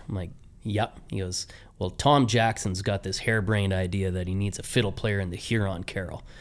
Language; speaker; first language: English; native; English